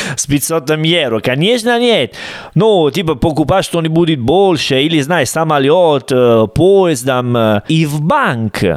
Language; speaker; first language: Russian; non-native, learner; Italian